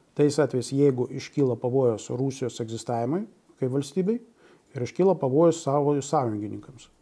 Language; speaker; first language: Lithuanian; non-native, local second language; Russian